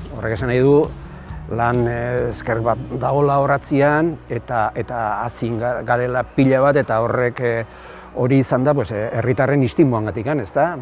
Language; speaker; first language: Basque; native; Basque